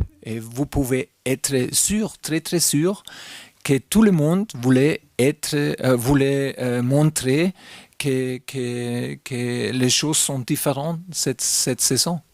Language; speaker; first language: French; non-native, fluent; German